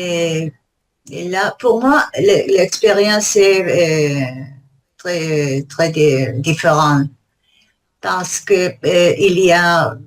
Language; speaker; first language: French; non-native, learner; Spanish